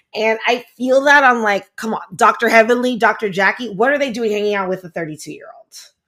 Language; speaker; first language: English; native; English